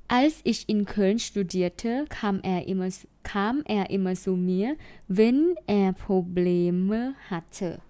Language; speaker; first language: German; non-native, fluent; Thai